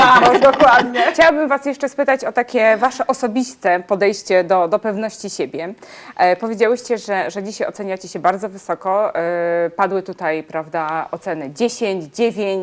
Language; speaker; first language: Polish; native; Polish